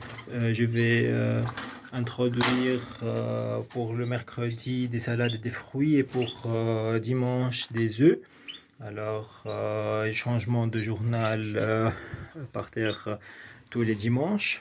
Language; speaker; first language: French; non-native, local second language; Arabic